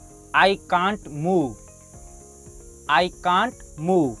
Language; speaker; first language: English; non-native, fluent; Hindi